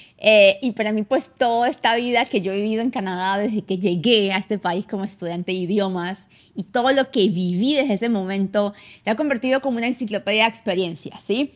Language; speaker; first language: Spanish; native; Spanish